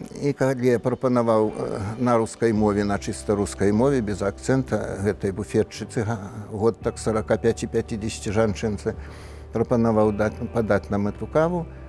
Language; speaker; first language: Belarusian; native; Belarusian